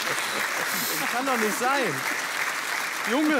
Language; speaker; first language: German; native; German